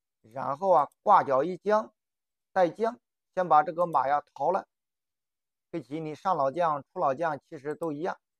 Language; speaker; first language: Chinese; native; Chinese